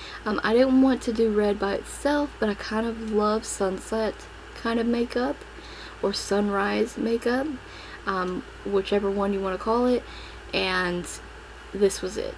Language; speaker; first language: English; native; English